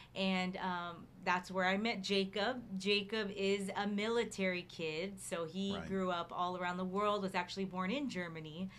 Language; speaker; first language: English; native; English